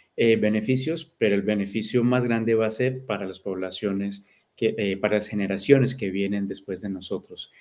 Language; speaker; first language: Spanish; early bilingual, heritage; Spanish